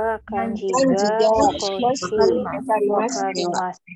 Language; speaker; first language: Japanese; non-native, learner; Indonesian